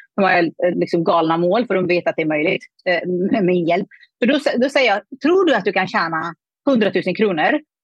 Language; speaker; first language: Swedish; non-native, fluent; Persian